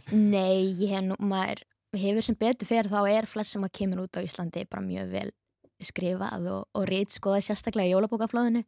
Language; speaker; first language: Icelandic; native; Icelandic